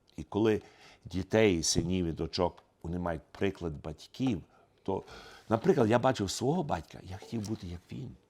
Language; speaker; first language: Ukrainian; early bilingual, heritage; Ukrainian